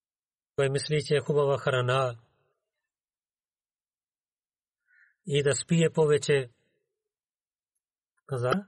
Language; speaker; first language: Bulgarian; non-native, learner; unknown